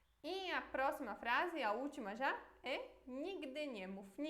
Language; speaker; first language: Portuguese; non-native, fluent; Polish